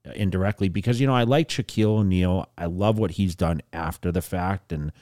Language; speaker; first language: English; native; English